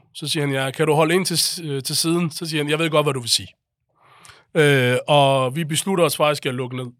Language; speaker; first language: Danish; early bilingual, other home language; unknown